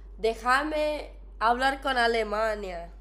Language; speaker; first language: Spanish; non-native, learner; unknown